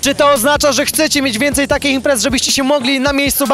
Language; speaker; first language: Polish; native; Polish